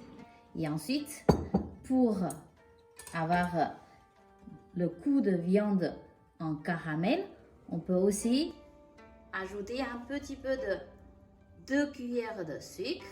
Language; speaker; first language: French; non-native, local second language; Chinese